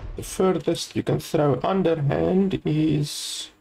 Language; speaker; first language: English; native; English